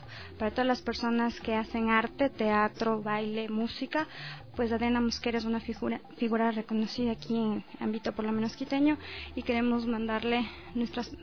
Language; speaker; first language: Spanish; native; Spanish